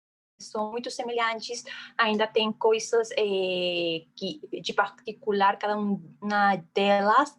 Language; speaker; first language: Portuguese; non-native, fluent; Spanish